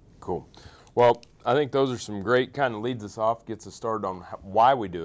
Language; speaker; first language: English; native; English